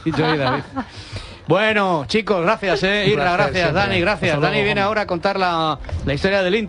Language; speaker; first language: Spanish; native; Spanish